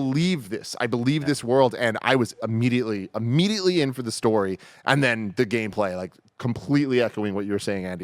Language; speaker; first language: English; native; English